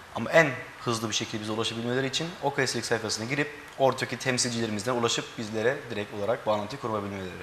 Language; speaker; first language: Turkish; early bilingual, heritage; Turkish